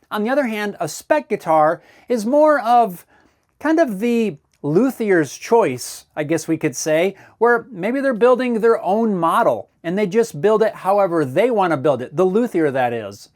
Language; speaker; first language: English; native; English